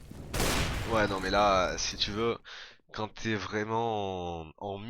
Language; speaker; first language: French; native; French